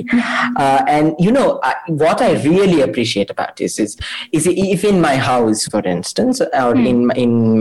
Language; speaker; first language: English; non-native, local second language; Kannada